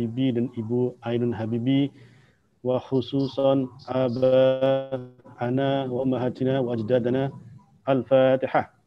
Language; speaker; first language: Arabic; non-native, fluent; Indonesian